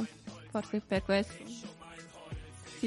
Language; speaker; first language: Italian; non-native, learner; German